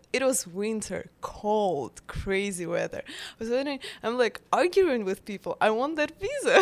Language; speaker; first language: English; non-native, fluent; Russian